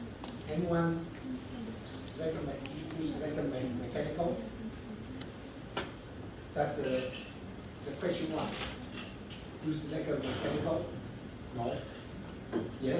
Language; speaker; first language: English; non-native, learner; Chinese